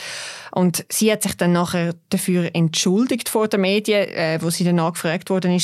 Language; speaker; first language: German; native; German